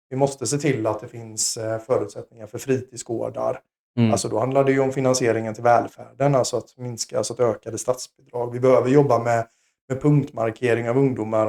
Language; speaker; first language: Swedish; native; Swedish